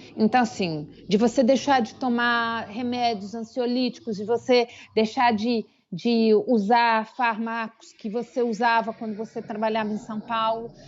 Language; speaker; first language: Portuguese; native; Portuguese